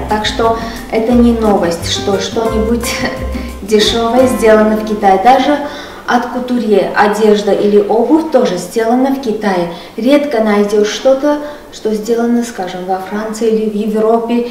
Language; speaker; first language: Russian; non-native, local second language; Armenian